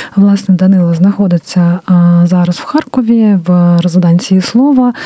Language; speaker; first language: Ukrainian; native; Ukrainian